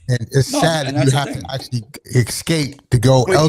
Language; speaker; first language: English; native; English